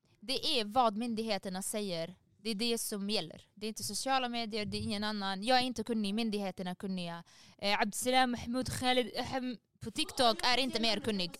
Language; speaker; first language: Swedish; early bilingual, other home language; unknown